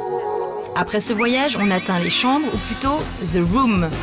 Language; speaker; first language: French; native; French